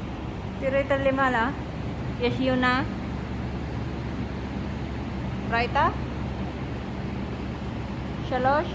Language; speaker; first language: Hebrew; non-native, local second language; Arabic